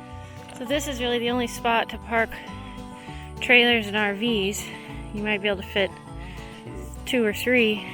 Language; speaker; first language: English; native; English